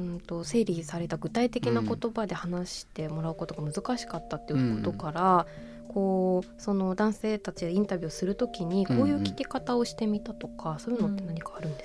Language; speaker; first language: Japanese; native; Japanese